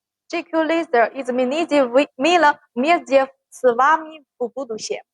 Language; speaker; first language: Russian; non-native, learner; Chinese